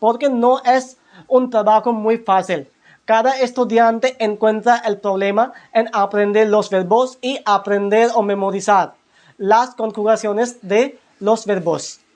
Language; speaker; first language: Spanish; non-native, learner; Hindi